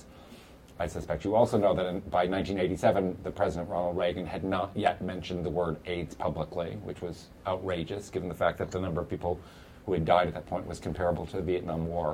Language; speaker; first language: English; native; English